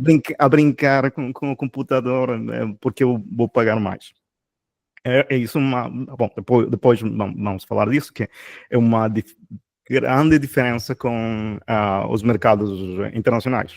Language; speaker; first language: Portuguese; non-native, fluent; Spanish